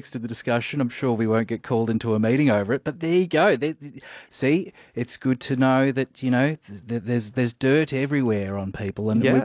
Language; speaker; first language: English; native; English